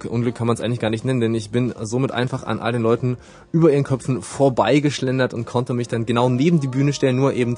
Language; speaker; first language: German; native; German